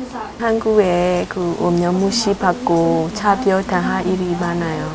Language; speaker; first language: Korean; non-native, learner; Burmese